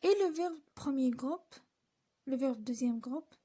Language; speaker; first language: French; non-native, local second language; Arabic